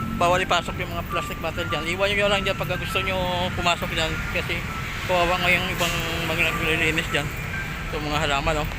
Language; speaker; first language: Filipino; native; Filipino